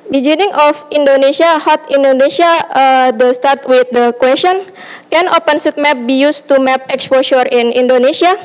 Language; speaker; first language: English; non-native, learner; Indonesian